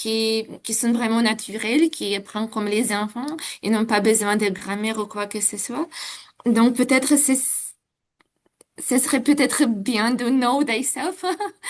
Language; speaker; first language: French; non-native, fluent; Ukrainian